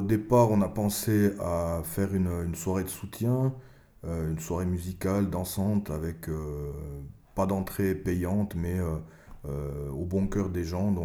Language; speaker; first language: French; early bilingual, other home language; Albanian